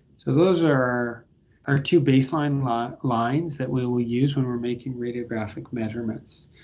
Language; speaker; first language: English; native; English